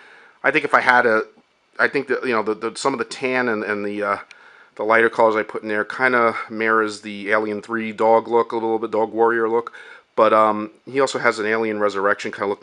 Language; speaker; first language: English; native; English